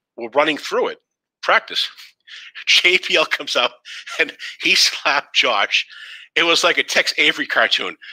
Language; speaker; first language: English; native; English